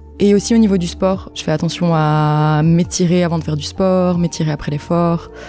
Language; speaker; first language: French; native; French